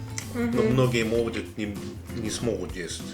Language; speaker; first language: Russian; non-native, learner; Korean